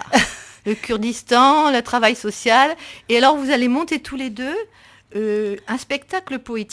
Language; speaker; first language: French; native; French